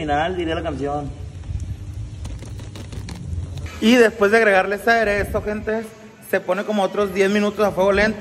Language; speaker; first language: Spanish; native; Spanish